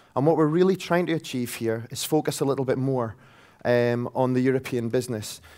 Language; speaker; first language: English; native; English